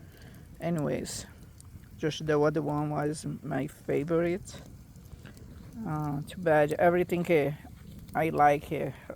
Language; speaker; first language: English; non-native, fluent; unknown